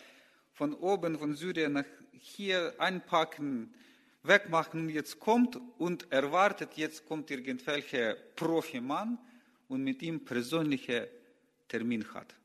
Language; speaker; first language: German; non-native, learner; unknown